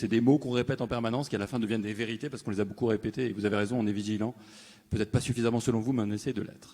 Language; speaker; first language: French; native; French